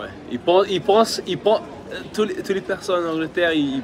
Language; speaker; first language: French; early bilingual, other home language; English